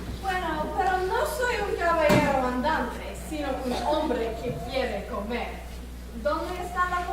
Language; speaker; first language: Spanish; non-native, learner; English